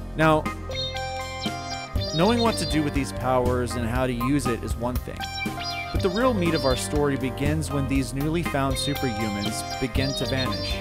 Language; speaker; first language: English; native; English